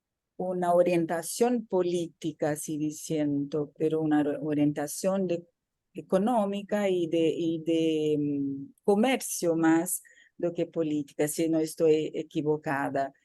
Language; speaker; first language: Spanish; non-native, fluent; Portuguese